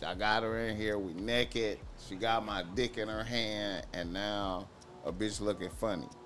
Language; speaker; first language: English; native; English